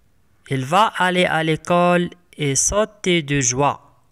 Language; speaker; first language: French; non-native, local second language; Arabic